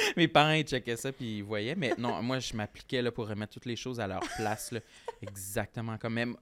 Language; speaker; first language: French; native; French